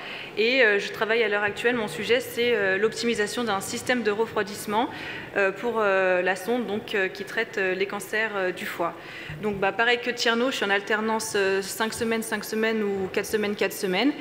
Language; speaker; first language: French; native; French